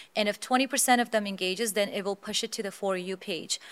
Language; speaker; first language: English; non-native, fluent; Azerbaijani